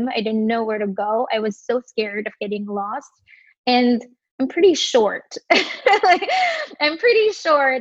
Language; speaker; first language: English; non-native, local second language; Filipino